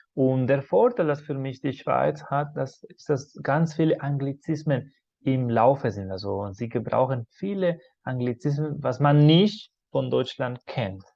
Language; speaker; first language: German; non-native, fluent; Spanish